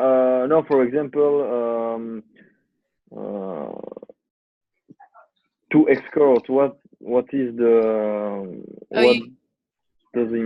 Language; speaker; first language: English; non-native, learner; French